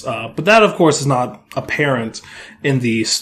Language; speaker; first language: English; native; English